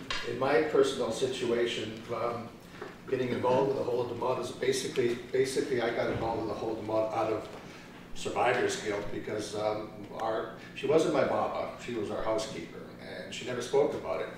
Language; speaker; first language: English; early bilingual, other home language; Ukrainian